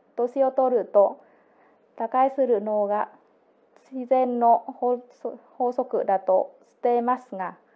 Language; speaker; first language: Japanese; non-native, learner; Vietnamese